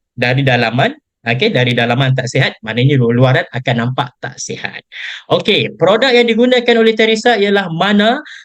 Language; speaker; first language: Malay; native; Malay